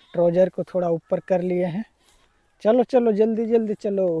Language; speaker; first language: Hindi; native; Hindi